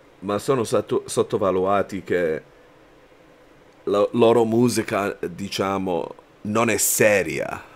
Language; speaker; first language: Italian; non-native, learner; English